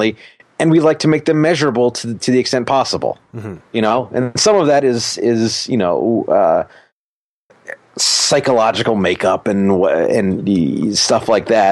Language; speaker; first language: English; native; English